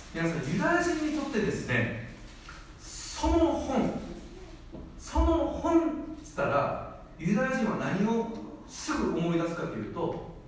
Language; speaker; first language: Japanese; non-native, fluent; Korean